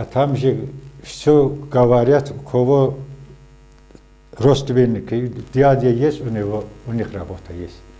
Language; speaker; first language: Russian; non-native, learner; Azerbaijani